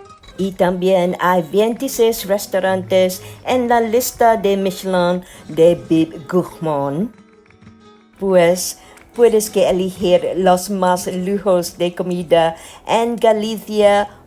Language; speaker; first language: Spanish; non-native, learner; Malay